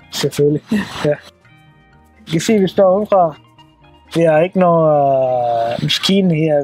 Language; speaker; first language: Danish; non-native, learner; Swahili